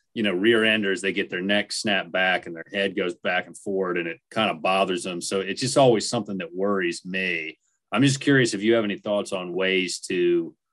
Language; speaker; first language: English; native; English